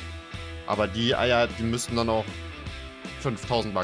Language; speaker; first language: German; native; German